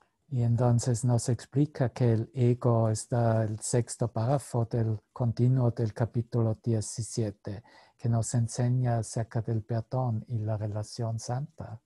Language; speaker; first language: Spanish; non-native, fluent; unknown